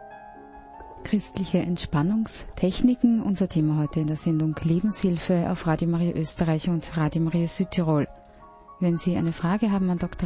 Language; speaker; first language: German; native; German